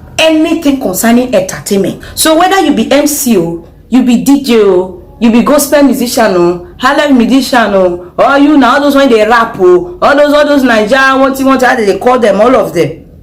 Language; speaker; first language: Nigerian Pidgin; non-native, local second language; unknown